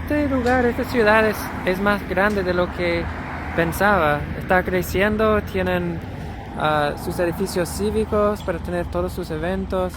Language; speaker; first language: Spanish; non-native, fluent; English